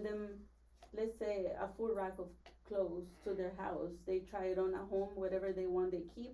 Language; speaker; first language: English; non-native, fluent; Spanish